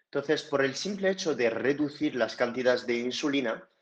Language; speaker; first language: Spanish; non-native, fluent; French